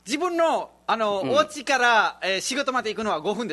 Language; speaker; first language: Japanese; non-native, fluent; Nepali